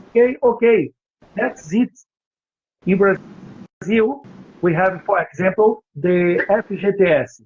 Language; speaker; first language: English; non-native, learner; Portuguese